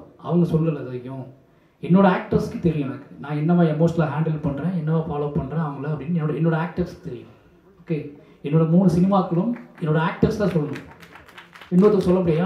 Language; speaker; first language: Tamil; native; Tamil